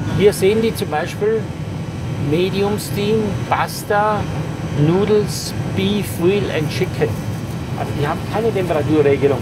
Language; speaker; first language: German; native; German